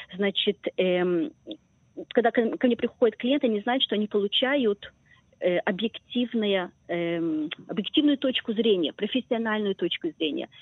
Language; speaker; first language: Russian; early bilingual, heritage; Russian